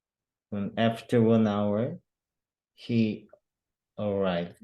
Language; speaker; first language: English; non-native, learner; Korean